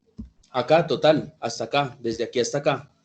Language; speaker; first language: Spanish; native; Spanish